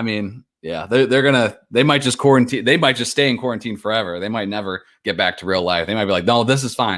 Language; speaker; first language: English; native; English